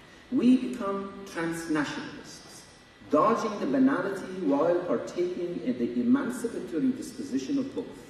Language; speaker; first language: English; non-native, fluent; Persian